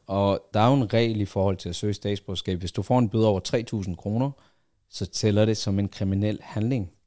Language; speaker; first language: Danish; early bilingual, other home language; Arabic